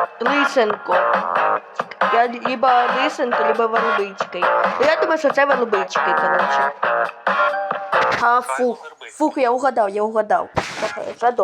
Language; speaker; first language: Ukrainian; non-native, local second language; Russian